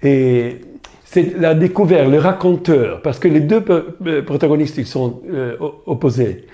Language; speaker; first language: French; non-native, fluent; Italian